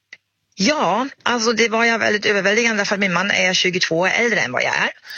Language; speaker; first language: Swedish; non-native, fluent; German